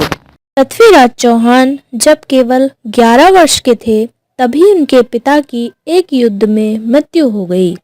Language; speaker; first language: Hindi; native; Hindi